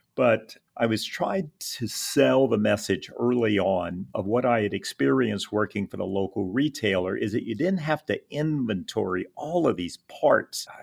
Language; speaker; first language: English; native; English